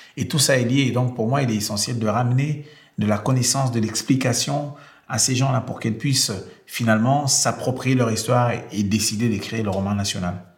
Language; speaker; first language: French; non-native, local second language; Basaa